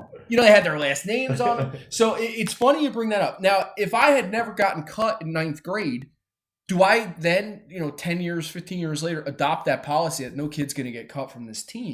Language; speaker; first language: English; native; English